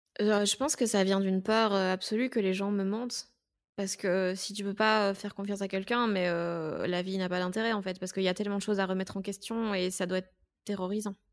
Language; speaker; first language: French; native; French